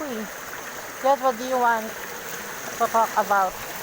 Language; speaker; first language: English; non-native, local second language; Filipino